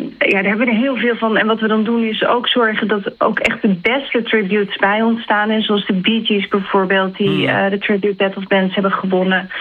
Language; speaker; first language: Dutch; native; Dutch